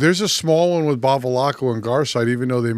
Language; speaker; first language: English; native; English